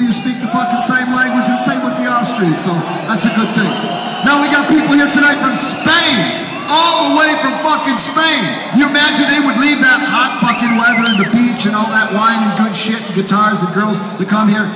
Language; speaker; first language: English; native; English